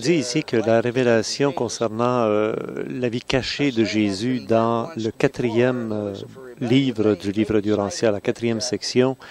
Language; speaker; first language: French; native; French